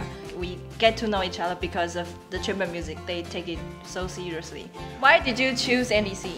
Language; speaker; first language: English; non-native, fluent; Chinese